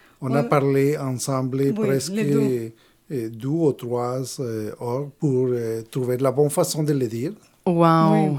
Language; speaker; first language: French; non-native, learner; Spanish